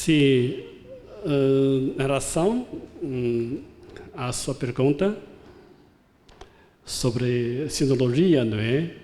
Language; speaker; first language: Portuguese; non-native, fluent; Chinese